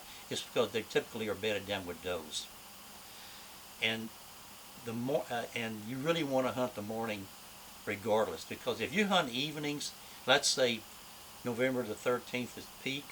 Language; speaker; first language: English; native; English